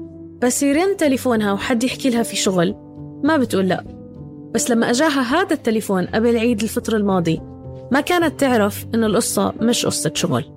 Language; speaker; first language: Arabic; native; Arabic